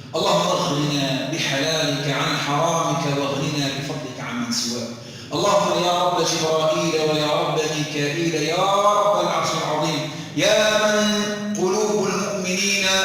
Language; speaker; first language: Arabic; native; Arabic